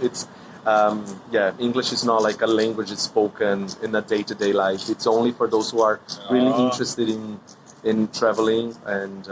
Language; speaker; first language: English; non-native, fluent; Portuguese